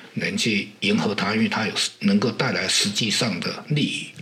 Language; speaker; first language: Chinese; non-native, local second language; Min Nan Chinese